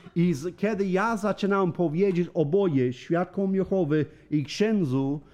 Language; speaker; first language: Polish; non-native, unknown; English